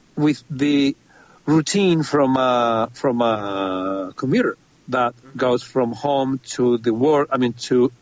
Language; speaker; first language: English; non-native, fluent; Spanish